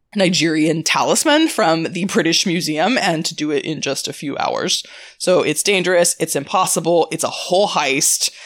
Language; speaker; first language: English; native; English